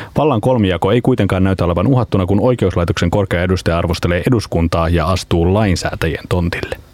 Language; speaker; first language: Finnish; native; Finnish